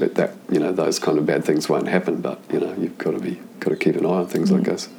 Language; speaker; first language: English; native; English